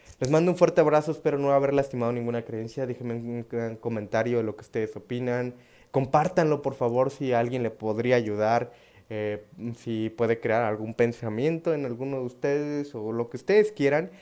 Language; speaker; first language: Spanish; native; Spanish